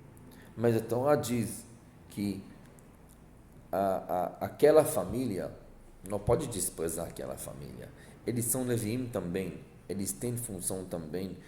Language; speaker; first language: Portuguese; non-native, fluent; Hebrew